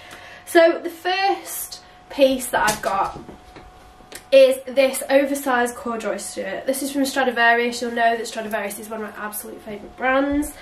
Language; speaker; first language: English; native; English